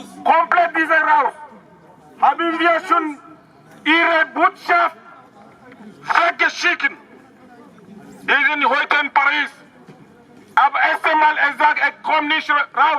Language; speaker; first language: German; non-native, learner; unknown